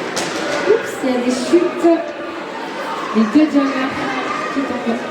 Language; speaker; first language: French; native; French